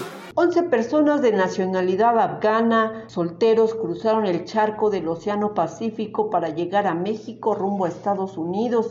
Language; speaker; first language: Spanish; native; Spanish